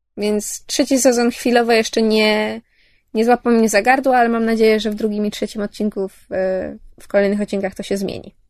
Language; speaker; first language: Polish; early bilingual, heritage; English